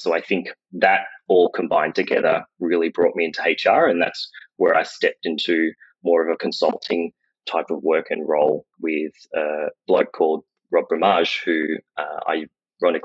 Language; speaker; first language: English; native; English